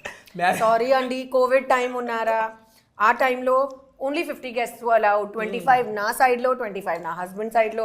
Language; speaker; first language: Telugu; non-native, learner; Hindi